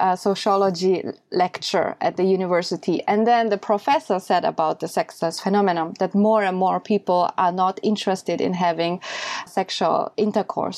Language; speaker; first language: English; non-native, fluent; German